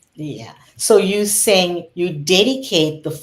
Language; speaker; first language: English; native; English